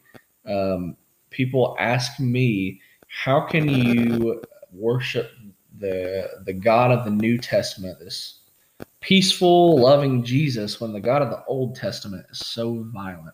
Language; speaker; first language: English; native; English